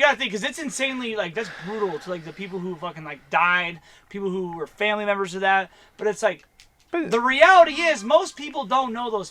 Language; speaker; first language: English; native; English